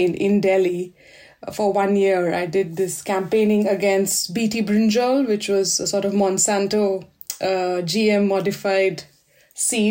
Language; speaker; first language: English; non-native, local second language; Hindi